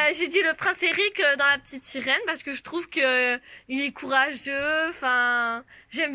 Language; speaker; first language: French; native; French